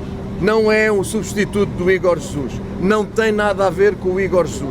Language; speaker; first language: Portuguese; native; Portuguese